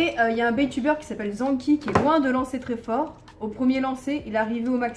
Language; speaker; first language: French; native; French